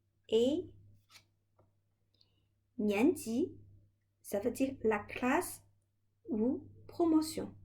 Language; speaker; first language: French; non-native, fluent; Chinese